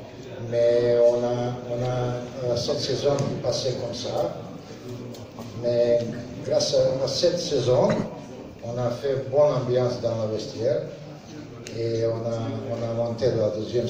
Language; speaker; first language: French; non-native, learner; Serbian